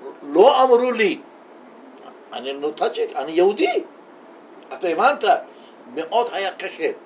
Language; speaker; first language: Hebrew; non-native, learner; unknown